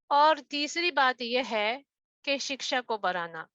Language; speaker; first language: Hindi; non-native, fluent; Japanese